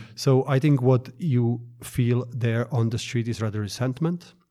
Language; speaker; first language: English; non-native, fluent; Slovak